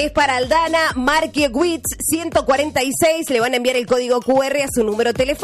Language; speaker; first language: Spanish; native; Spanish